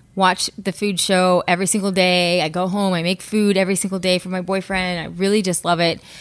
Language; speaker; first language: English; native; English